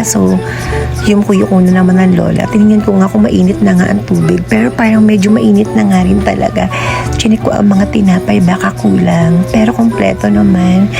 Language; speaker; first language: Filipino; native; Filipino